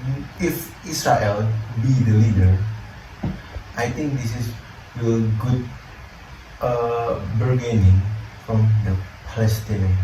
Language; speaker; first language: English; non-native, learner; Indonesian